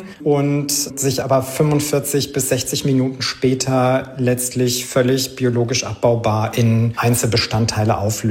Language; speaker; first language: German; native; German